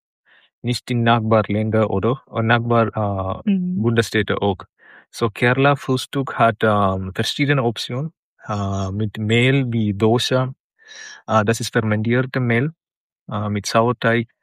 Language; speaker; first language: German; non-native, learner; Malayalam